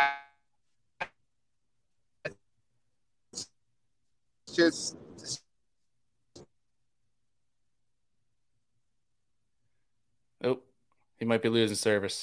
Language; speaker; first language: English; native; English